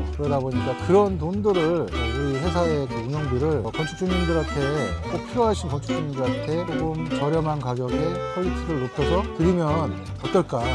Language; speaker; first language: Korean; native; Korean